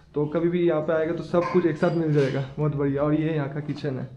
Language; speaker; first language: Hindi; non-native, local second language; Bangla